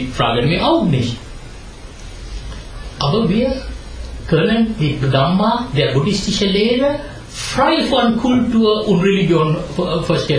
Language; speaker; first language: German; non-native, fluent; Sinhala